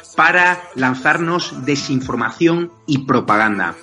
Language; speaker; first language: Spanish; native; Spanish